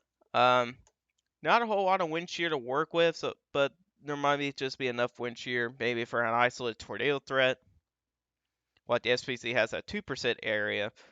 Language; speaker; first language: English; native; English